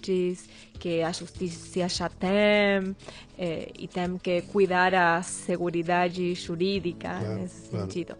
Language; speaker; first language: Portuguese; non-native, fluent; Spanish